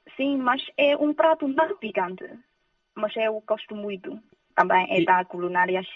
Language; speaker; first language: Portuguese; non-native, fluent; Chinese